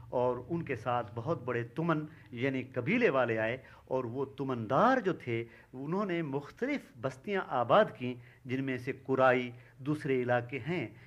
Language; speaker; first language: Urdu; non-native, local second language; Saraiki